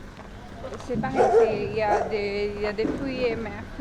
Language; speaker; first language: French; non-native, fluent; Hindi